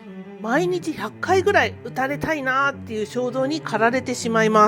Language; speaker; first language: Japanese; native; Japanese